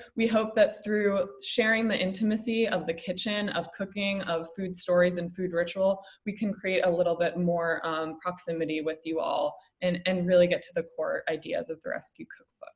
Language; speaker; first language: English; native; English